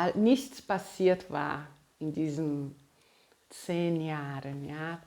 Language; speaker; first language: German; non-native, fluent; Portuguese